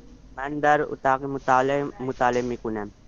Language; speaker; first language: Persian; non-native, learner; Urdu